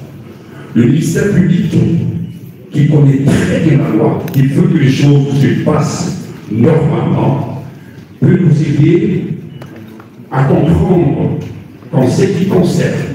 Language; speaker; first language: French; non-native, local second language; Lingala